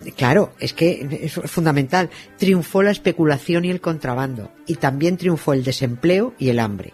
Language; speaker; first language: Spanish; native; Spanish